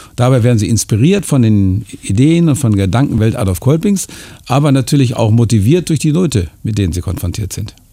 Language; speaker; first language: German; native; German